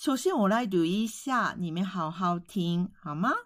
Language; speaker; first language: Chinese; non-native, fluent; Japanese